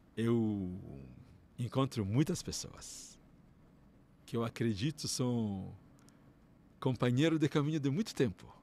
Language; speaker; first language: Portuguese; non-native, fluent; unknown